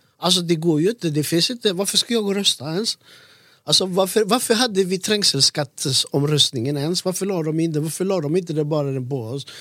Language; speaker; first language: Swedish; early bilingual, other home language; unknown